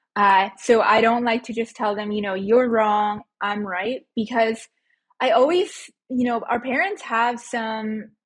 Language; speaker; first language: English; early bilingual, other home language; Spanish